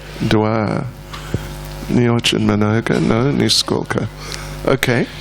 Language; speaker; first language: Russian; non-native, learner; English